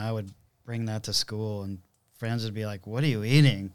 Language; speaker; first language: English; native; English